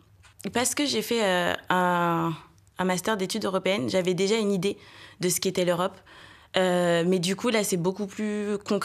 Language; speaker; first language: French; native; French